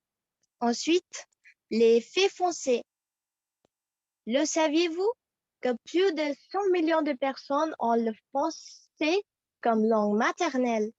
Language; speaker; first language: French; non-native, fluent; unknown